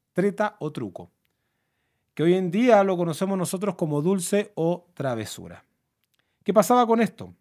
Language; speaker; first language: Spanish; native; Spanish